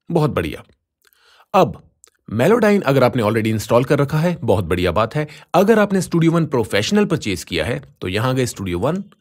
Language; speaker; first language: Hindi; native; Hindi